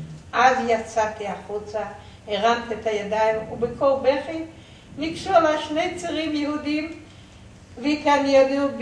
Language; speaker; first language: Hebrew; non-native, fluent; Yiddish